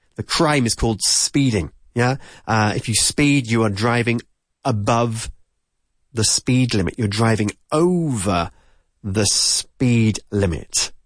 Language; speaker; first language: English; native; English